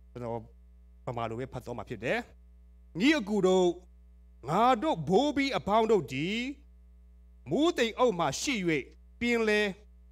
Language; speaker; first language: Burmese; non-native, local second language; Hakha Chin